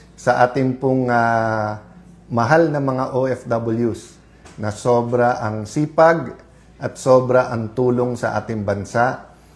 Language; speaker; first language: Filipino; native; Filipino